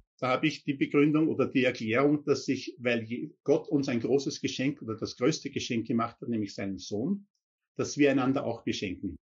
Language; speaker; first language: German; native; German